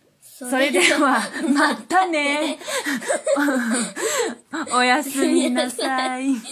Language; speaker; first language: Japanese; non-native, fluent; Chinese